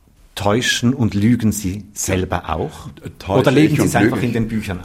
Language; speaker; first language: German; native; German